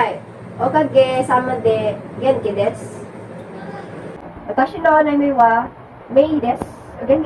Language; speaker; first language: Japanese; non-native, learner; Filipino